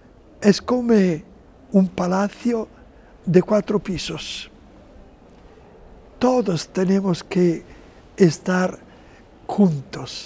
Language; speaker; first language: Spanish; non-native, fluent; Italian